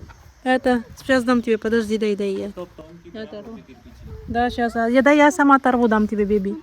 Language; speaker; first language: Russian; non-native, local second language; Kazakh